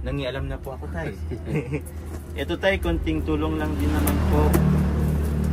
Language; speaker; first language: Filipino; native; Filipino